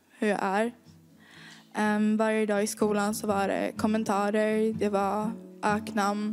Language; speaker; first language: Swedish; native; Swedish